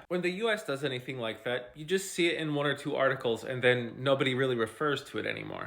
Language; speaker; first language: English; native; English